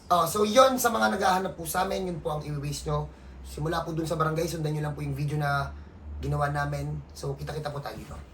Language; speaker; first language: Filipino; native; Filipino